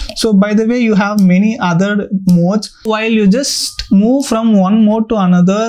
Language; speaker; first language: English; non-native, local second language; Tamil